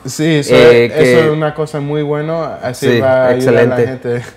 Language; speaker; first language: Spanish; early bilingual, heritage; English